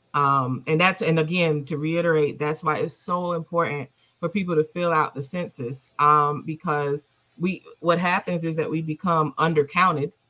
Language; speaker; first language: English; native; English